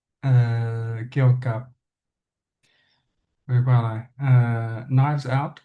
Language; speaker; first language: Thai; non-native, learner; English